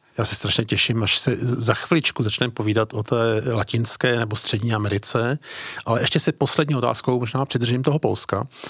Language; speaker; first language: Czech; native; Czech